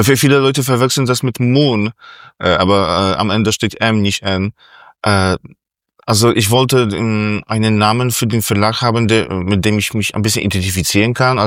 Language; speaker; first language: German; non-native, fluent; Polish